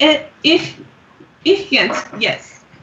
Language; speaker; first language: German; non-native, learner; English